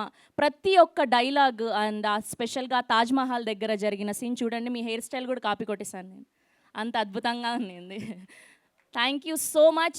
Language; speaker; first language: Telugu; native; Telugu